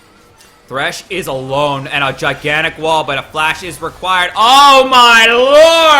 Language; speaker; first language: English; native; English